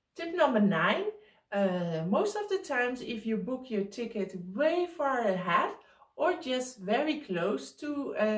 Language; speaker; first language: English; non-native, fluent; Dutch